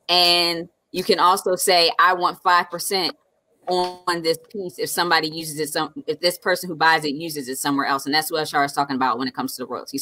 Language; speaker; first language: English; native; English